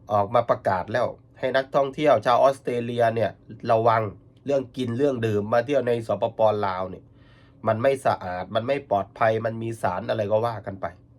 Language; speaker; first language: Thai; native; Thai